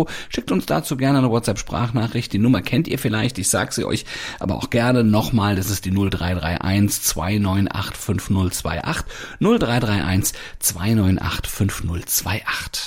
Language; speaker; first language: German; native; German